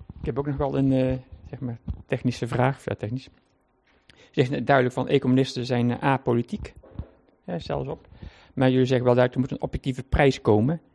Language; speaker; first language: Dutch; native; Dutch